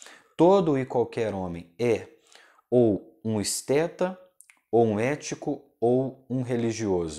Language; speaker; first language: Portuguese; native; Portuguese